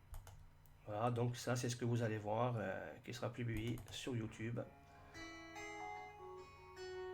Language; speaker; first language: French; native; French